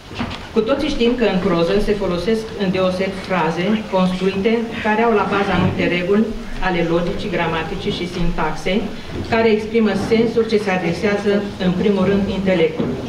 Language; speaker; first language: Romanian; native; Romanian